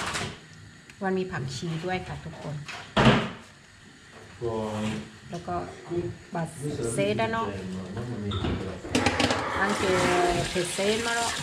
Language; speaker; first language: Italian; non-native, learner; Thai